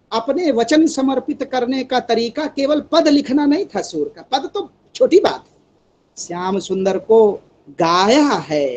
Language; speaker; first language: Hindi; native; Hindi